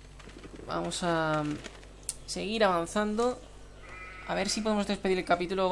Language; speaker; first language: Spanish; native; Spanish